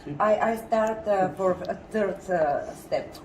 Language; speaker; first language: English; non-native, learner; Bulgarian